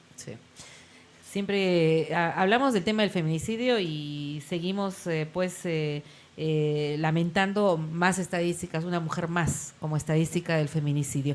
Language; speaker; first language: Spanish; native; Spanish